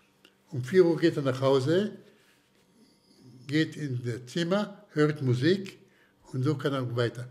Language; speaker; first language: German; non-native, fluent; Slovak